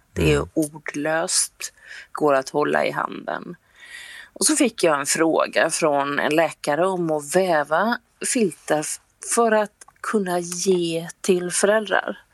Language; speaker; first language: Swedish; native; Swedish